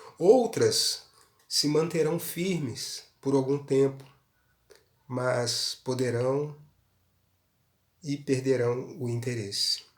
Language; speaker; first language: Portuguese; native; Portuguese